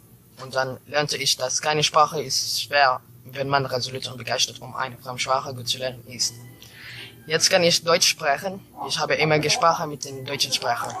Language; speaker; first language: German; non-native, learner; Filipino